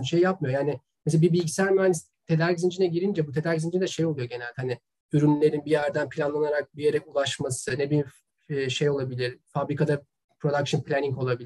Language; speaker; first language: Turkish; native; Turkish